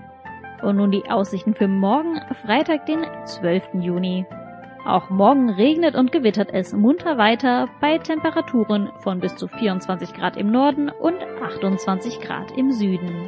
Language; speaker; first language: German; native; German